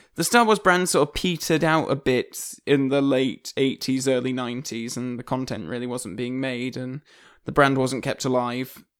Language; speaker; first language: English; native; English